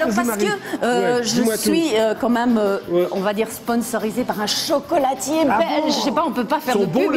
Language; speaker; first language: French; native; French